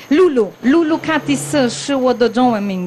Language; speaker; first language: Chinese; non-native, learner; Greek